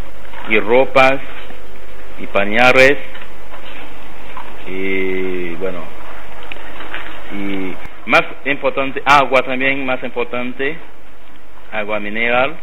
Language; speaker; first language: Spanish; non-native, learner; Haitian Creole